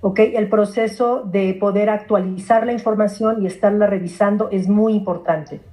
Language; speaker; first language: Spanish; non-native, fluent; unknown